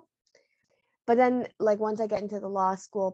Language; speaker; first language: English; native; English